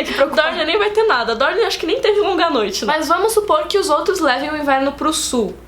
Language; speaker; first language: Portuguese; native; Portuguese